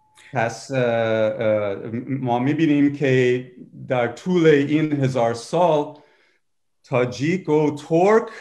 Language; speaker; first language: Persian; non-native, fluent; English